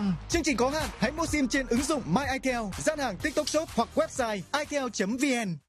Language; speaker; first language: Vietnamese; native; Vietnamese